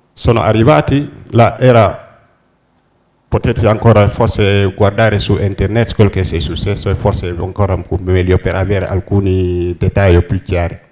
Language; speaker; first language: Italian; non-native, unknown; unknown